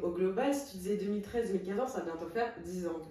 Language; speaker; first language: French; native; French